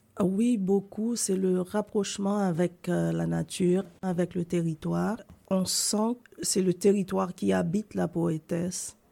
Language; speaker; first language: French; non-native, local second language; Haitian Creole